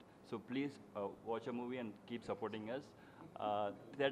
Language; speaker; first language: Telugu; non-native, learner; Tamil